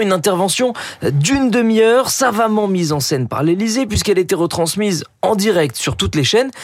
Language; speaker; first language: French; native; French